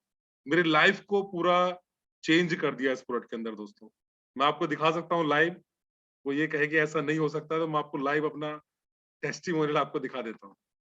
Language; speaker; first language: Hindi; native; Hindi